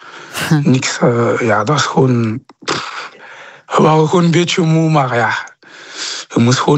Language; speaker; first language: Dutch; non-native, local second language; French